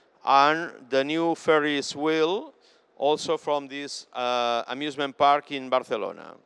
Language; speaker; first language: English; non-native, fluent; Catalan